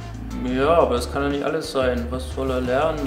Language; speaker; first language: German; native; German